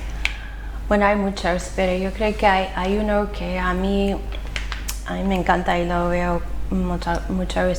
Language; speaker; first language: Spanish; non-native, fluent; English